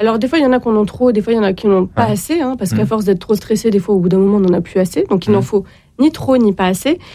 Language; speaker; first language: French; native; French